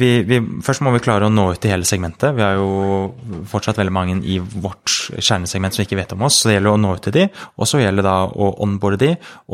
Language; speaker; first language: Norwegian; native; Norwegian